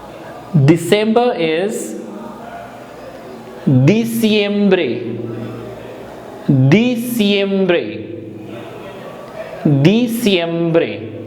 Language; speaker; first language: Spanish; non-native, learner; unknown